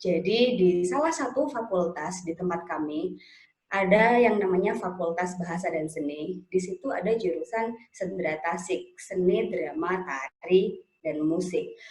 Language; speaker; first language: Indonesian; native; Indonesian